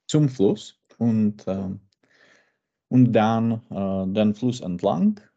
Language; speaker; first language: German; non-native, learner; Czech